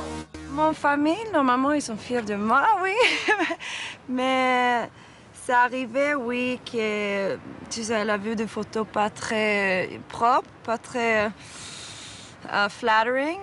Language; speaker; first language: French; non-native, fluent; Swedish